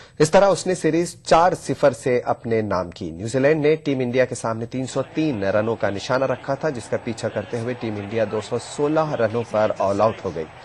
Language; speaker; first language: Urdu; native; Urdu